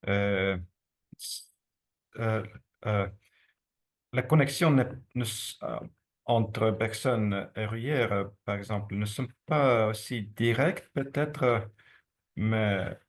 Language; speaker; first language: French; non-native, fluent; Estonian